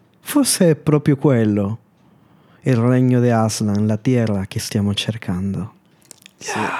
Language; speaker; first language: Italian; non-native, fluent; Spanish